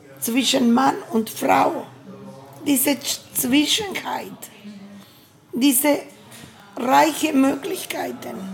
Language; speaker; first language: German; non-native, learner; Spanish